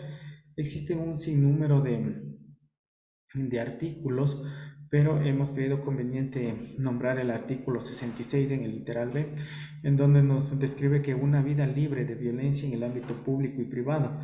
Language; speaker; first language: Spanish; native; Spanish